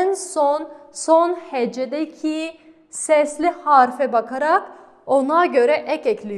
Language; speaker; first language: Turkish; non-native, fluent; Kazakh